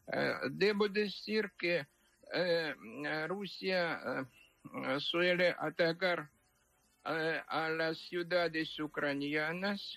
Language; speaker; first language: Spanish; non-native, fluent; Ukrainian